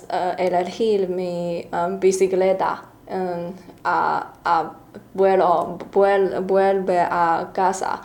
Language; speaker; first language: Spanish; non-native, learner; Chinese